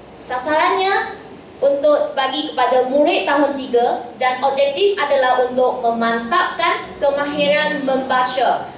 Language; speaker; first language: Malay; non-native, local second language; Chinese